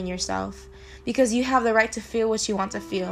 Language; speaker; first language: English; native; English